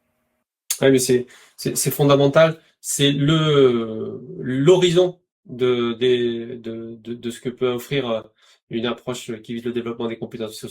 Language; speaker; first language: French; native; French